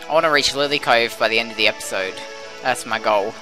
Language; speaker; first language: English; native; English